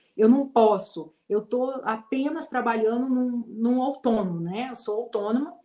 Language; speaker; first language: Portuguese; native; Portuguese